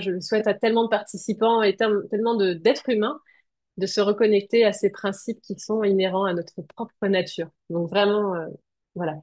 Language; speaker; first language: French; native; French